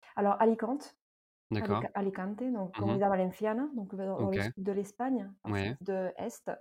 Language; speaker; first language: French; native; French